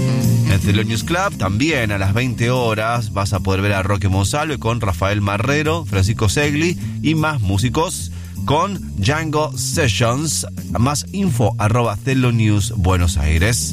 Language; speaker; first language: Spanish; native; Spanish